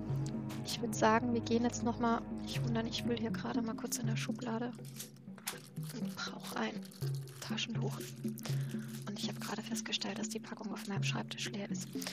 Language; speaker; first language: German; native; German